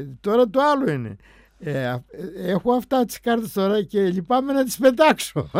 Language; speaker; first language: Greek; native; Greek